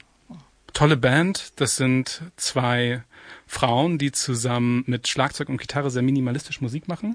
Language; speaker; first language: German; native; German